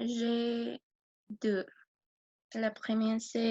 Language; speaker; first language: French; non-native, learner; Spanish